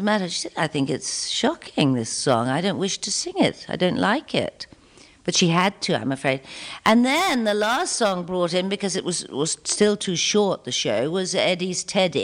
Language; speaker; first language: English; native; English